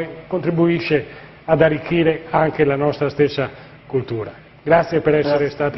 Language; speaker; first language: Italian; native; Italian